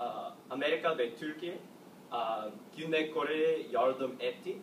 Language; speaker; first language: Turkish; non-native, learner; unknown